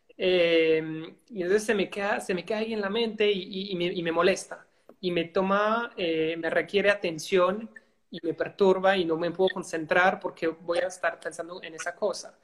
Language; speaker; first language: Spanish; non-native, fluent; French